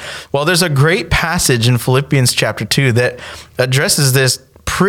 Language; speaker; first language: English; native; English